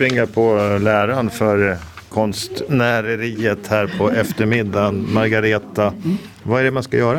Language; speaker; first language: Swedish; native; Swedish